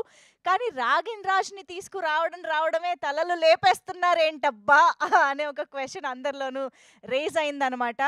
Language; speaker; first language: Telugu; native; Telugu